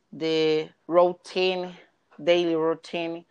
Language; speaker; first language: English; non-native, learner; Portuguese